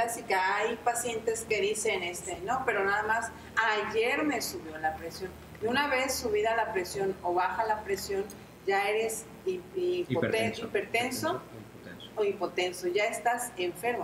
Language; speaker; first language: Spanish; native; Spanish